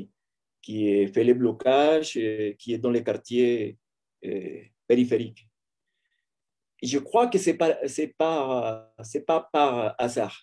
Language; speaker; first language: French; non-native, fluent; Spanish